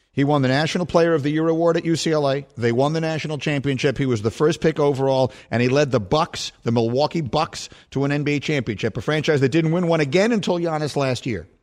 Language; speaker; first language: English; native; English